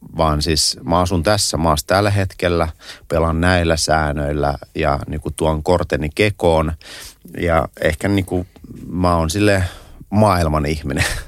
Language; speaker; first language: Finnish; early bilingual, other home language; Russian